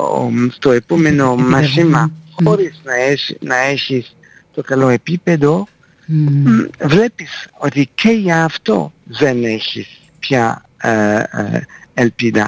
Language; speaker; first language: Greek; non-native, fluent; French